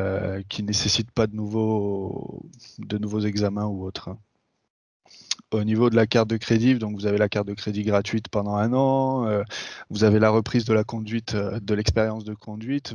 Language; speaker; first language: French; native; French